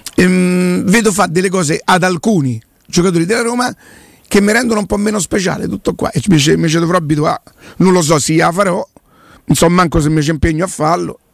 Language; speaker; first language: Italian; native; Italian